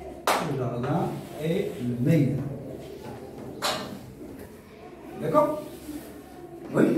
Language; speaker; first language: French; non-native, local second language; Arabic